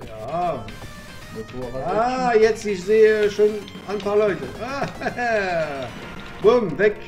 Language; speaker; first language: German; non-native, learner; French